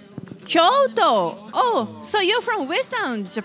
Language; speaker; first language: English; non-native, fluent; Japanese